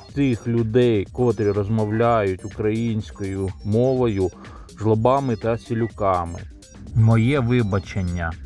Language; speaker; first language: Ukrainian; non-native, local second language; Russian